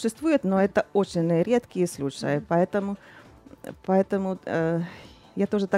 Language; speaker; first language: Russian; non-native, fluent; Finnish